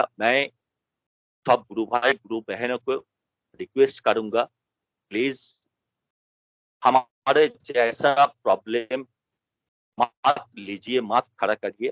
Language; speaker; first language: Hindi; non-native, local second language; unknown